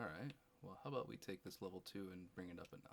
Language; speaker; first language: English; native; English